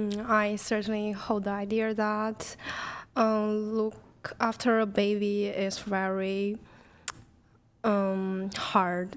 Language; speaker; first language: English; non-native, learner; Chinese